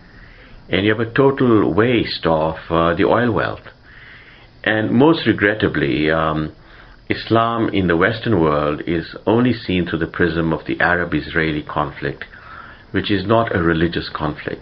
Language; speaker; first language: English; non-native, local second language; Gujarati